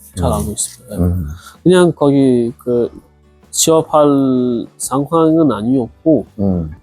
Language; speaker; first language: Korean; non-native, fluent; Uzbek